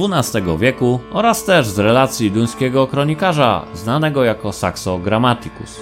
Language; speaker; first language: Polish; native; Polish